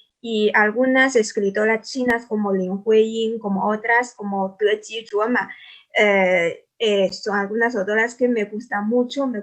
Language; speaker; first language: Spanish; non-native, fluent; Chinese